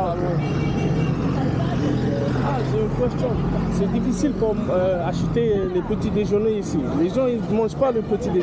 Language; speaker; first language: French; non-native, learner; English